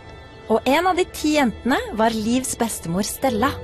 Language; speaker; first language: Norwegian; native; Norwegian